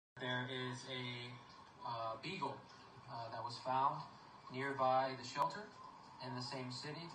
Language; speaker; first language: English; native; English